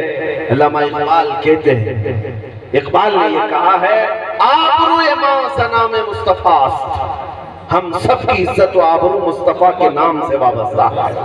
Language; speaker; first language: Urdu; native; Urdu